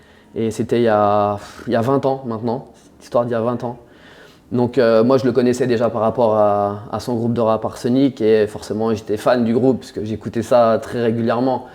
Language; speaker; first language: French; native; French